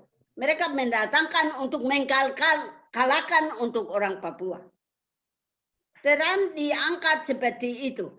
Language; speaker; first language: Indonesian; non-native, local second language; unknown